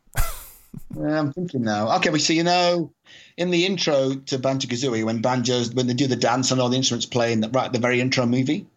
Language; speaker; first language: English; native; English